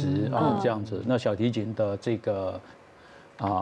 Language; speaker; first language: Chinese; native; Chinese